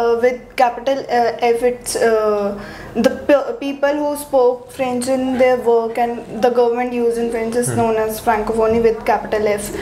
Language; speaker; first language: English; non-native, local second language; Hindi